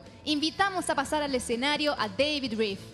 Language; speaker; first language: Spanish; native; Spanish